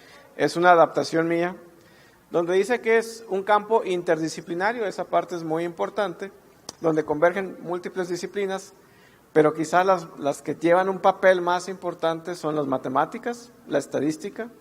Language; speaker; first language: Spanish; native; Spanish